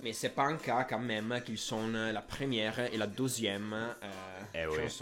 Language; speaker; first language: French; non-native, fluent; Italian